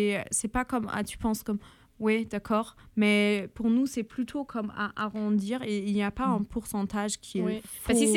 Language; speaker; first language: French; non-native, fluent; German